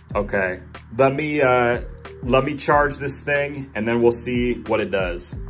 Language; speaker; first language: English; native; English